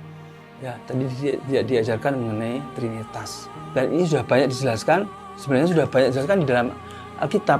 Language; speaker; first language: Indonesian; native; Indonesian